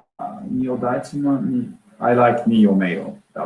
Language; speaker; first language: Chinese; non-native, learner; English